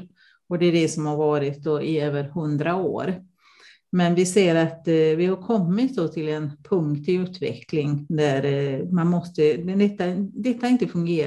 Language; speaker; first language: Swedish; non-native, fluent; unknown